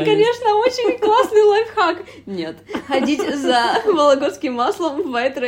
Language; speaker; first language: Russian; native; Russian